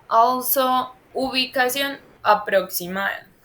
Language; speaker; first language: Spanish; non-native, fluent; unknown